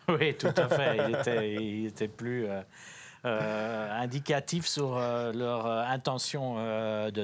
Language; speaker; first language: French; native; French